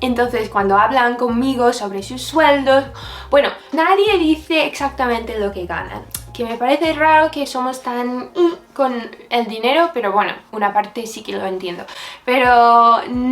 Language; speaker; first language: Spanish; non-native, fluent; English